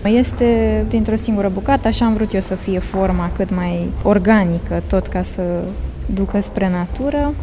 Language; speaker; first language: Romanian; native; Romanian